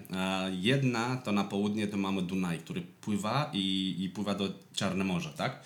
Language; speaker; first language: Polish; non-native, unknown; Romanian